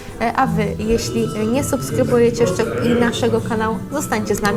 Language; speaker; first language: Polish; native; Polish